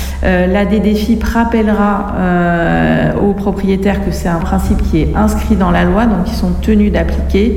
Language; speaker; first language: French; native; French